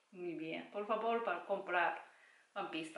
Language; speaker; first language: Spanish; non-native, learner; Japanese